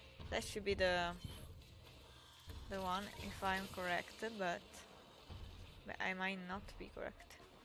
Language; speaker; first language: English; non-native, fluent; Italian